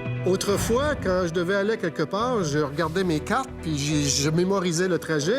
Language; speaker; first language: French; native; French